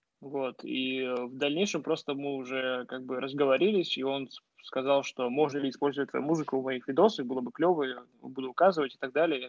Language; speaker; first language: Russian; native; Russian